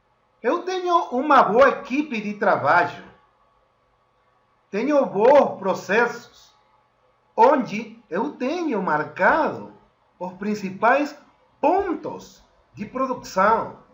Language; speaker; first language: Portuguese; non-native, fluent; Spanish